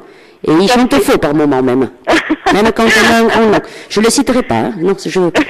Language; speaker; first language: French; native; French